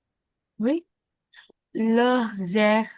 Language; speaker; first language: French; non-native, fluent; Hindi